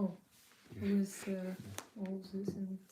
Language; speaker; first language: English; non-native, learner; Ukrainian